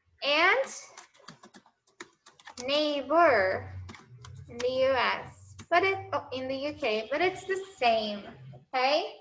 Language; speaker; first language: English; non-native, fluent; Portuguese